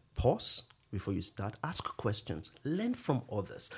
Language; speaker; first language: English; non-native, local second language; Yoruba